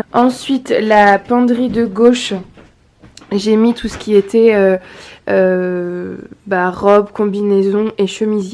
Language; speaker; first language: French; native; French